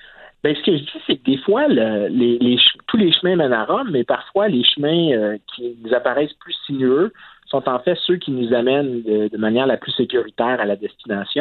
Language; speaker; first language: French; native; French